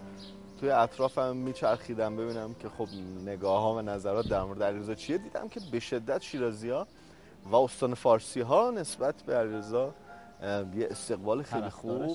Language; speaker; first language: Persian; native; Persian